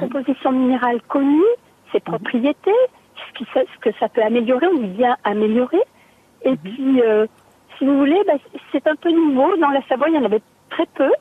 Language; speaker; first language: French; native; French